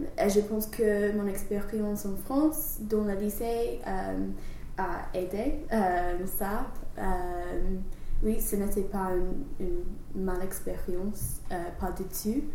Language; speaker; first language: French; non-native, learner; English